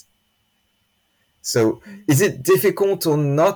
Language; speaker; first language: English; non-native, fluent; French